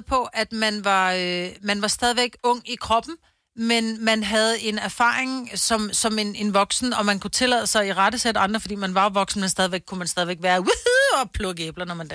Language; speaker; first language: Danish; native; Danish